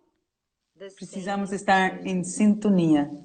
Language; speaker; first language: Portuguese; non-native, fluent; English